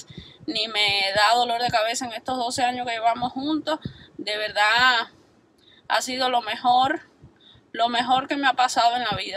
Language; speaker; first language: Spanish; native; Spanish